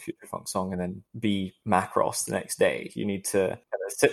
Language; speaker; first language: English; native; English